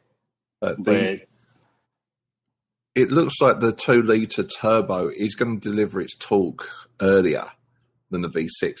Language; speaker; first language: English; native; English